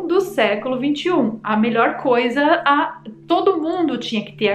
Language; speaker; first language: Portuguese; native; Portuguese